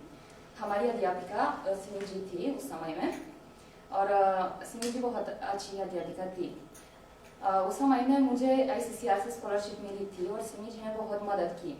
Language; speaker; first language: Hindi; non-native, learner; Romanian